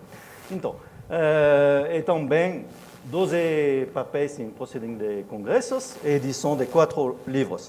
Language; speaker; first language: Portuguese; non-native, fluent; French